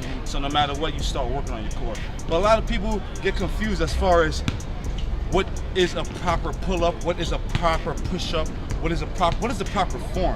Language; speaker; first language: English; native; English